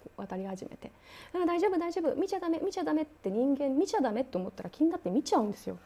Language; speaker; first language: Japanese; native; Japanese